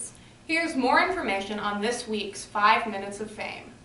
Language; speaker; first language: English; native; English